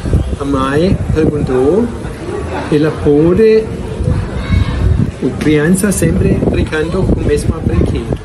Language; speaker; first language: Portuguese; non-native, learner; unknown